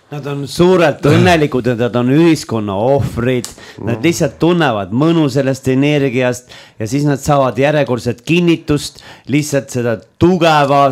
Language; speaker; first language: Estonian; native; Estonian